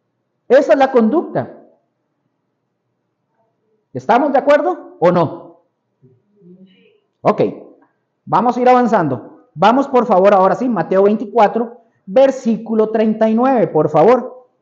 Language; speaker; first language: Spanish; native; Spanish